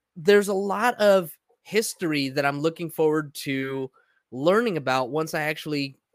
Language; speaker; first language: English; early bilingual, other home language; Spanish